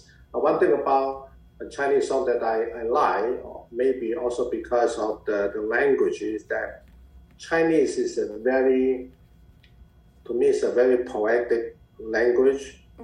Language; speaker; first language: English; non-native, fluent; Chinese